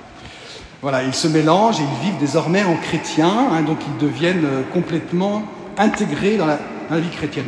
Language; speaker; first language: French; native; French